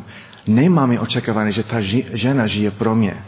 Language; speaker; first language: Czech; non-native, learner; English